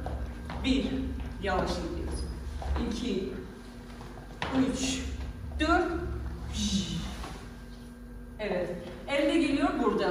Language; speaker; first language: Turkish; non-native, fluent; Persian